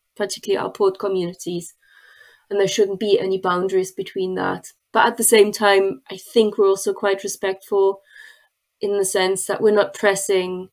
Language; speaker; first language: English; non-native, fluent; German